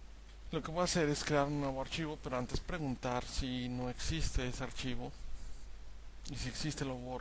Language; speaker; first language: Spanish; native; Spanish